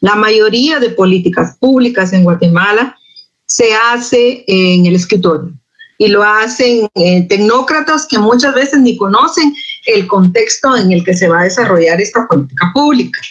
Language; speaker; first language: Spanish; native; Spanish